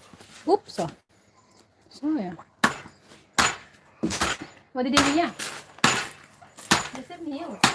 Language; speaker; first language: Swedish; non-native, fluent; Indonesian